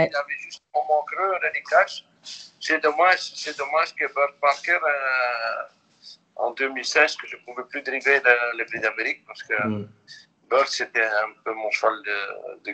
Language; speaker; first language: French; non-native, local second language; Dutch